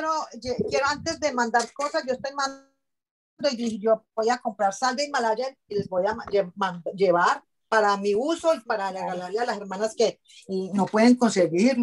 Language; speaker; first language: Spanish; native; Spanish